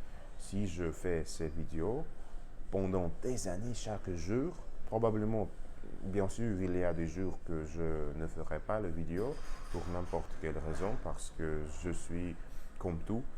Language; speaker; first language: French; non-native, learner; Russian